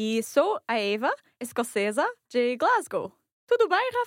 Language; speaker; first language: Portuguese; non-native, learner; English